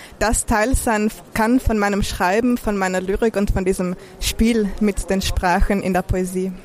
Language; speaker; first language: German; non-native, local second language; Ladin